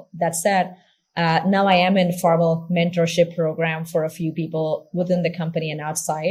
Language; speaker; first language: English; non-native, local second language; Tamil